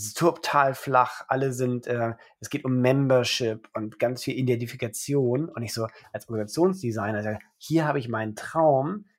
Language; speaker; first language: German; native; German